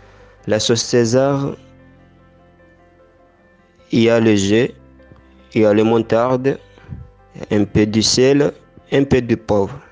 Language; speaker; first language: French; non-native, learner; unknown